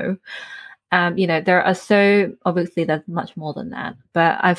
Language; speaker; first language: English; native; English